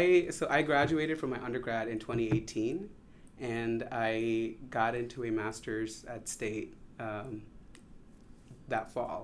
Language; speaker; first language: English; non-native, local second language; Tamil